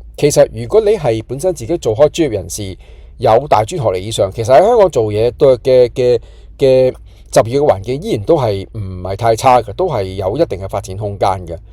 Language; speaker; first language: Cantonese; native; Cantonese